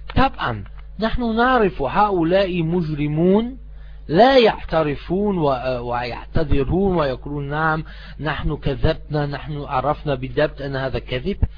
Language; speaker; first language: Arabic; non-native, fluent; German